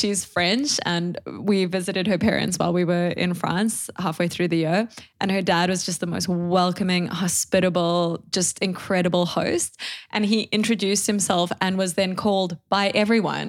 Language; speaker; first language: English; native; English